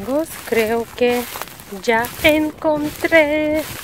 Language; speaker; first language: Spanish; non-native, learner; Russian